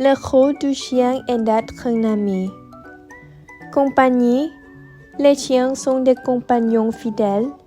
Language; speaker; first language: French; non-native, learner; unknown